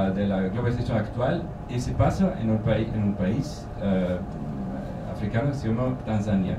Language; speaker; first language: Spanish; non-native, learner; German